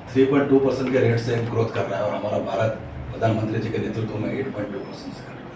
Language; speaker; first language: Hindi; non-native, local second language; Gujarati